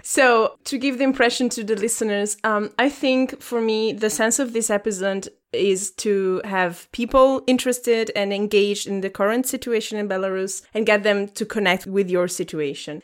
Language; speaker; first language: English; non-native, fluent; Italian